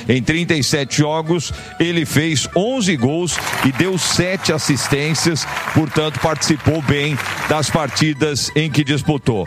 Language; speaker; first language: Portuguese; native; Portuguese